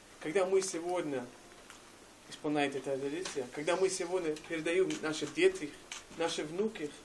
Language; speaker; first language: Russian; non-native, learner; English